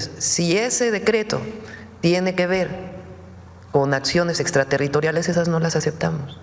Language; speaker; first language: Spanish; native; Spanish